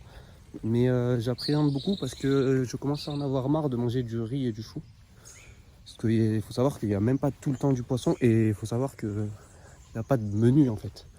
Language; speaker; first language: French; native; French